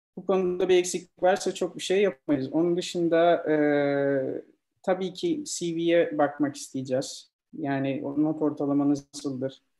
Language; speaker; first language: Turkish; native; Turkish